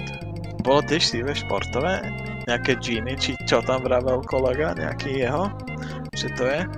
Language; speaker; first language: Slovak; native; Slovak